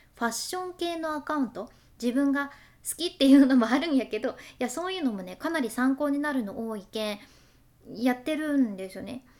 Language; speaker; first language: Japanese; native; Japanese